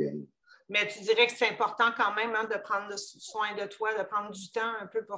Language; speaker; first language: French; native; French